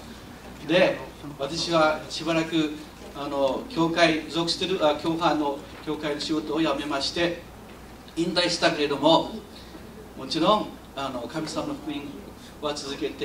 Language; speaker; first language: Japanese; non-native, fluent; Chinese